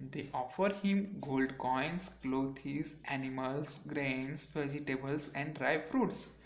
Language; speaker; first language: English; non-native, local second language; Gujarati